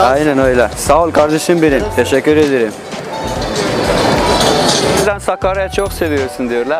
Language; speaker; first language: Turkish; non-native, learner; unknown